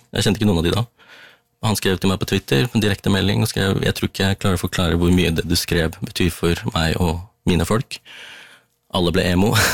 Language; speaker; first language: Norwegian; early bilingual, other home language; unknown